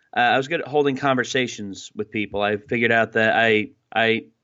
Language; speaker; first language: English; native; English